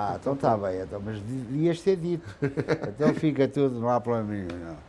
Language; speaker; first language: Portuguese; native; Portuguese